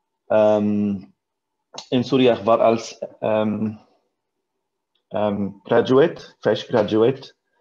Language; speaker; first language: German; non-native, learner; Arabic